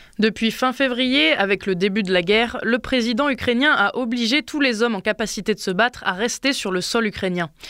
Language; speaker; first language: French; native; French